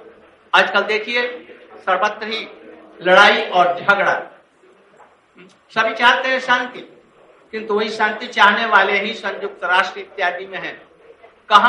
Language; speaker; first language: Hindi; native; Hindi